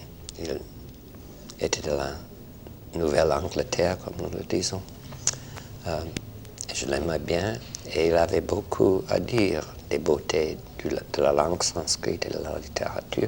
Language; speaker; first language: French; non-native, fluent; English